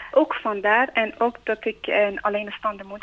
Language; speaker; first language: Dutch; non-native, learner; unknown